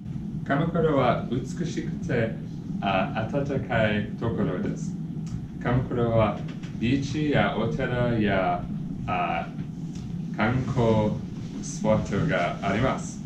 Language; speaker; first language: Japanese; non-native, learner; English